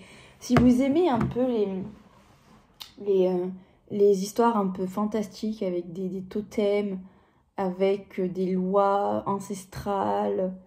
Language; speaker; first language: French; native; French